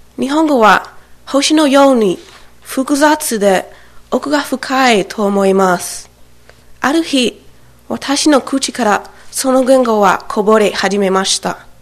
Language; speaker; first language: Japanese; non-native, learner; English